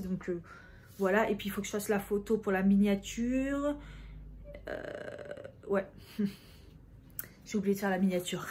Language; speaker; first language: French; native; French